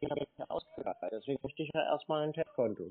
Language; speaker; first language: German; native; German